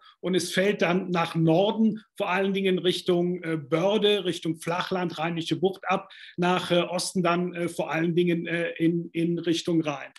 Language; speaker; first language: German; native; German